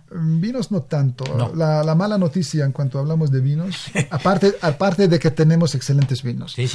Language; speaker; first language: Spanish; non-native, fluent; Hungarian